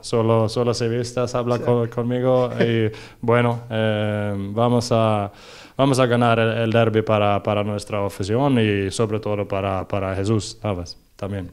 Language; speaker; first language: Spanish; non-native, learner; Norwegian